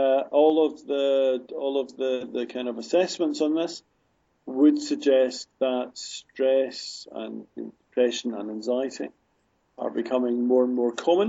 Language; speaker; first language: English; native; English